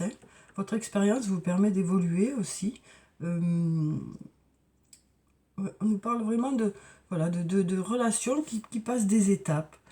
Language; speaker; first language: French; native; French